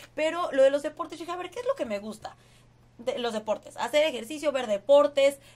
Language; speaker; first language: Spanish; native; Spanish